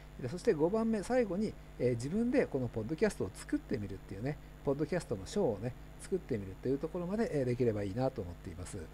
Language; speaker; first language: Japanese; native; Japanese